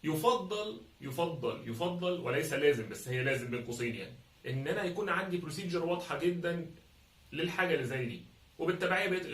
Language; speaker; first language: Arabic; native; Arabic